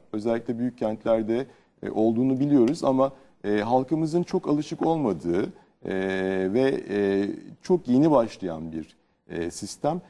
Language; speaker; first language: Turkish; native; Turkish